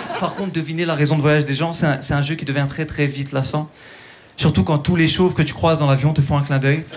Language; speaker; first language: French; early bilingual, other home language; Turkish